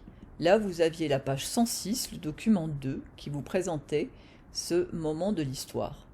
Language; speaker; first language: French; native; French